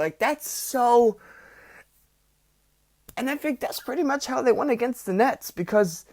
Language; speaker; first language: English; native; English